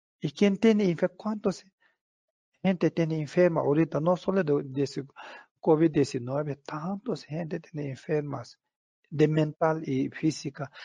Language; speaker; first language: Spanish; non-native, learner; Tibetan